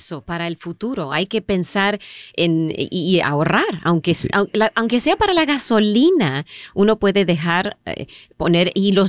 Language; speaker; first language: Spanish; early bilingual, heritage; Spanish